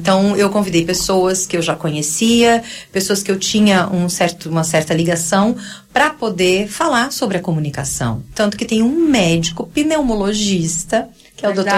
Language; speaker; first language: Portuguese; native; Portuguese